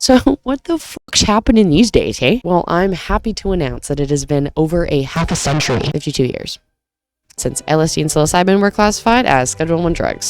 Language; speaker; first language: English; native; English